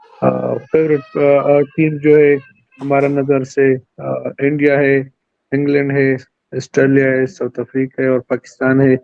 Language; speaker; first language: Hindi; non-native, fluent; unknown